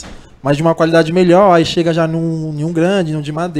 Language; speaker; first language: Portuguese; native; Portuguese